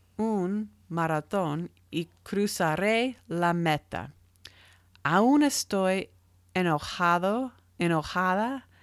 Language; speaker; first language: Spanish; non-native, learner; English